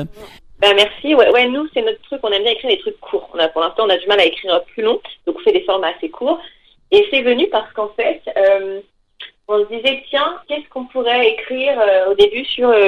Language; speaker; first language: French; native; French